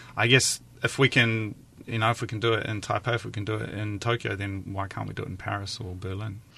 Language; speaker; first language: English; native; English